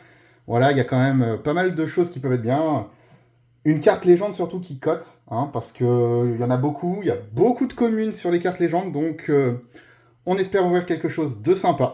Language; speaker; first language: French; native; French